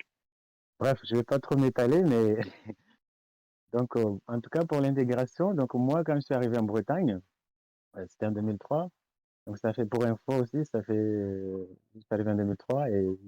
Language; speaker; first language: French; non-native, local second language; Comorian